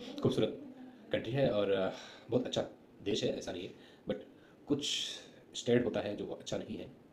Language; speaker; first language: Hindi; non-native, local second language; Bangla